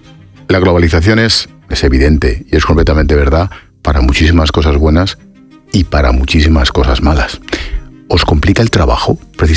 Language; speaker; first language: Spanish; native; Spanish